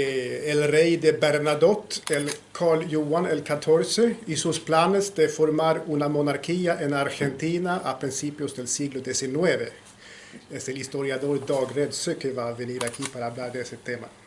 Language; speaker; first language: Spanish; non-native, fluent; Swedish